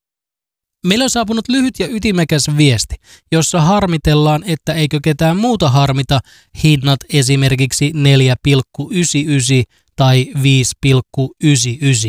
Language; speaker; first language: Finnish; native; Finnish